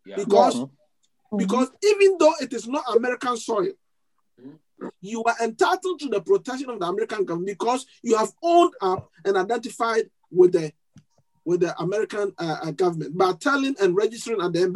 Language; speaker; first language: English; non-native, local second language; Akan